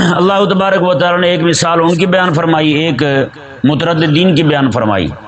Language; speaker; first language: Urdu; non-native, local second language; Punjabi